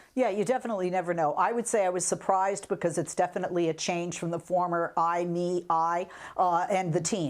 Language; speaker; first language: English; native; English